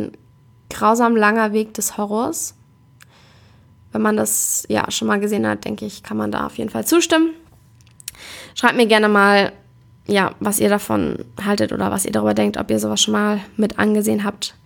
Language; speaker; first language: German; native; German